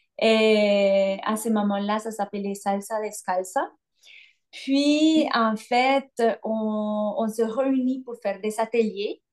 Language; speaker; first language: French; non-native, fluent; Spanish